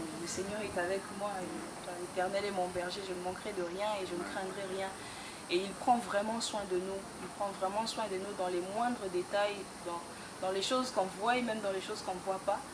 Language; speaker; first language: French; non-native, local second language; Lingala